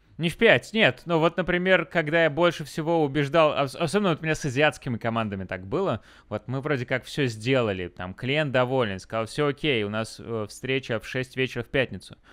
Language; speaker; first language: Russian; native; Russian